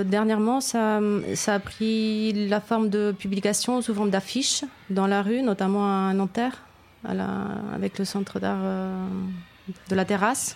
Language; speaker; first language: French; non-native, fluent; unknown